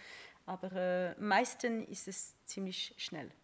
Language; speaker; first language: German; non-native, fluent; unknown